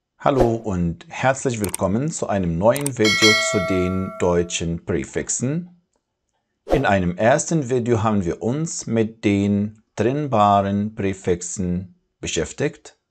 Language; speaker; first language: German; non-native, fluent; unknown